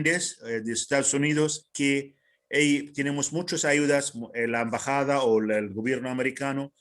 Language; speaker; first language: Spanish; non-native, fluent; Arabic